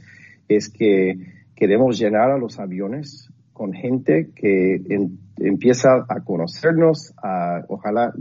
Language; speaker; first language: Spanish; non-native, fluent; English